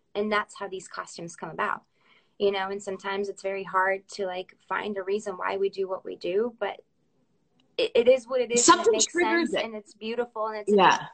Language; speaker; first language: English; early bilingual, other home language; Russian